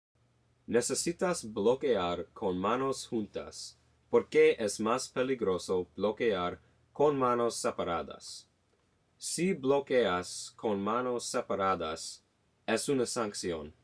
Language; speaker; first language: Spanish; non-native, learner; English